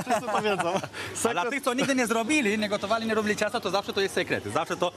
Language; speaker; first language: Polish; non-native, fluent; French